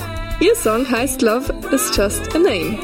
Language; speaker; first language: German; native; German